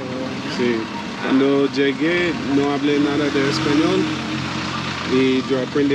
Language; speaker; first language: Spanish; non-native, learner; English